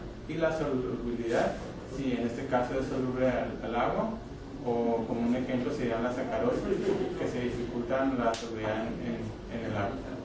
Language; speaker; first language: Spanish; native; Spanish